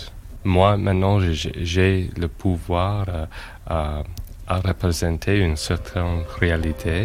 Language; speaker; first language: French; non-native, fluent; English